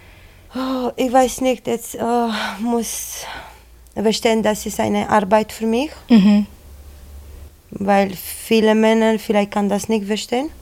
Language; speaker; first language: German; non-native, learner; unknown